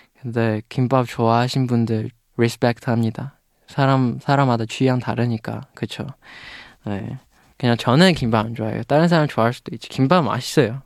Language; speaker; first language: Korean; non-native, learner; Chinese